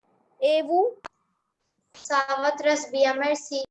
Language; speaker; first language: French; non-native, learner; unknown